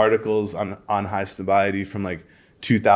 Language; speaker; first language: English; native; English